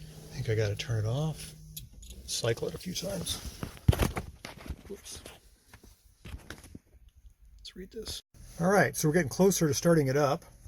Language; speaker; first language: English; native; English